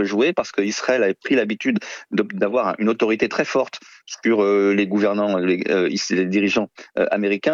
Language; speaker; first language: French; native; French